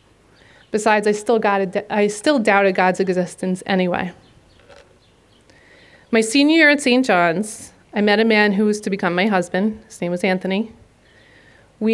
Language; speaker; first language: English; native; English